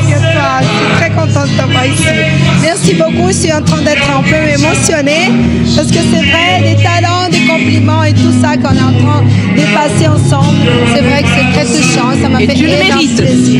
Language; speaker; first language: French; non-native, fluent; Portuguese